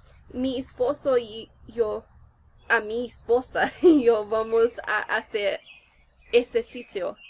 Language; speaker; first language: Spanish; non-native, learner; English